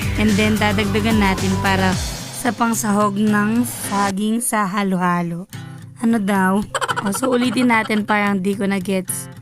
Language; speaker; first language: Filipino; non-native, local second language; Pampanga